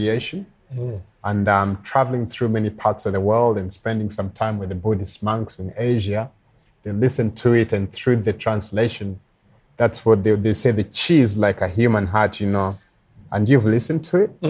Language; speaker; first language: English; non-native, local second language; Luo (Kenya and Tanzania)